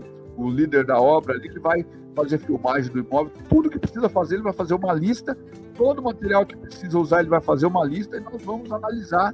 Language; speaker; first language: Portuguese; native; Portuguese